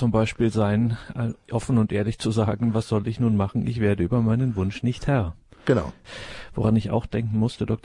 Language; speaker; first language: German; native; German